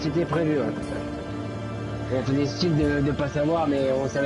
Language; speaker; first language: French; native; French